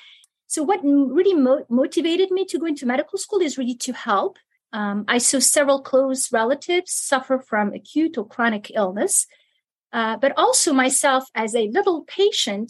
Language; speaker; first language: English; non-native, fluent; Arabic